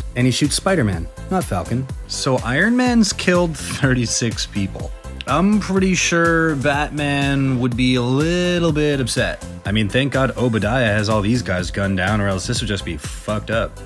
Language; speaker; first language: English; native; English